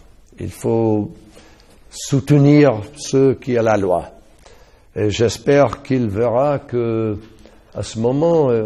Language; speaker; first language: French; non-native, fluent; English